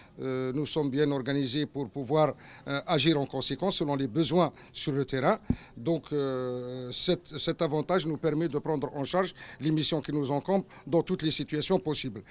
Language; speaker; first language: French; non-native, local second language; Arabic